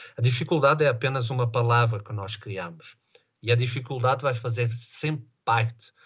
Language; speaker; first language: Portuguese; native; Portuguese